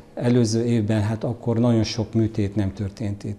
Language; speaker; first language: Hungarian; non-native, fluent; Arabic